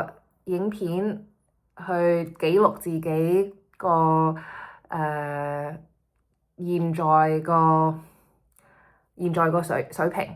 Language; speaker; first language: Cantonese; early bilingual, heritage; Cantonese